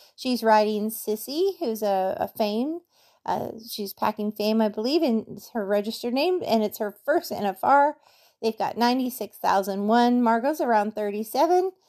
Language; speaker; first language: English; native; English